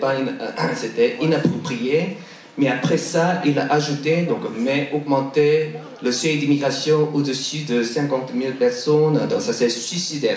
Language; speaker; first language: French; non-native, fluent; Korean